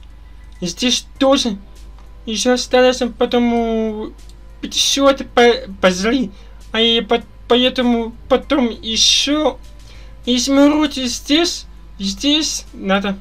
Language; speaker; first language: Russian; non-native, learner; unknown